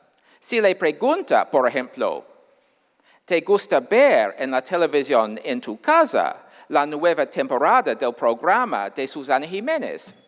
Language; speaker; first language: Spanish; non-native, fluent; English